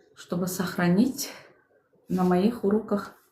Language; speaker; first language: Russian; non-native, local second language; Kazakh